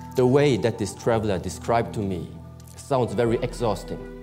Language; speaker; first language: English; early bilingual, other home language; German